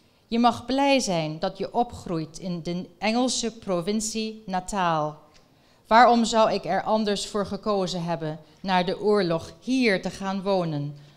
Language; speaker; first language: Dutch; early bilingual, heritage; Dutch